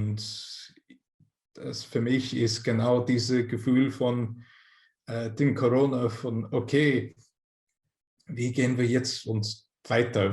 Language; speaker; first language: German; non-native, fluent; English